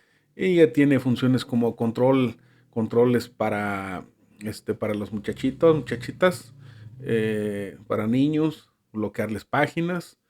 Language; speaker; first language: Spanish; native; Spanish